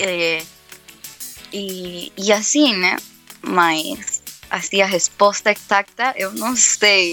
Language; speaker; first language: Portuguese; non-native, fluent; Spanish